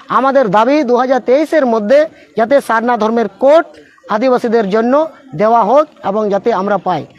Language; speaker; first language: Bangla; non-native, local second language; Santali